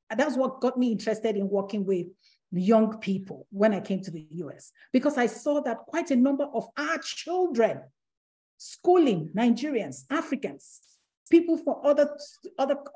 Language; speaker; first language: English; non-native, local second language; Yoruba